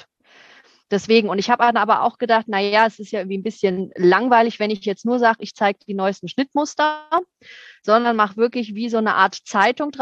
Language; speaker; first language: German; native; German